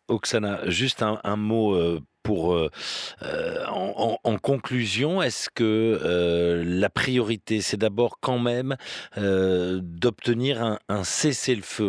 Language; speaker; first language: French; native; French